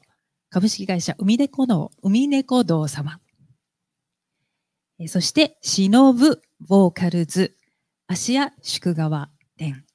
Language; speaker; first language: Japanese; native; Japanese